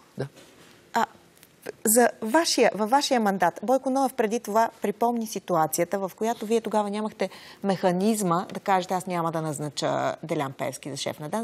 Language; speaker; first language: Bulgarian; native; Bulgarian